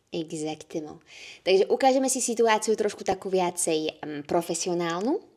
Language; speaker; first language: Slovak; native; Slovak